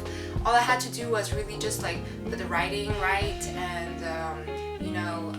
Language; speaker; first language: English; non-native, local second language; French